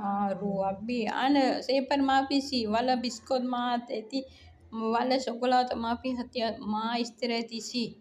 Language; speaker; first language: Arabic; non-native, learner; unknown